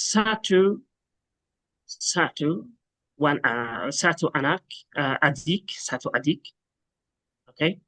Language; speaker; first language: Indonesian; non-native, learner; Arabic